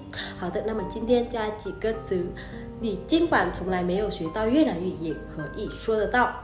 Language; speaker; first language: Chinese; non-native, fluent; Vietnamese